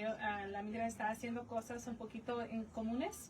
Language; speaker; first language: Spanish; non-native, fluent; English